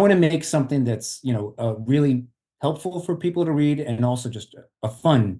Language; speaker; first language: English; native; English